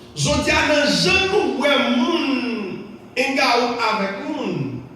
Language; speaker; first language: French; non-native, local second language; Haitian Creole